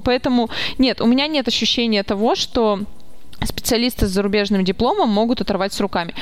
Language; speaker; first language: Russian; native; Russian